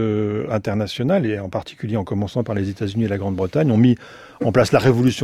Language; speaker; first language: French; native; French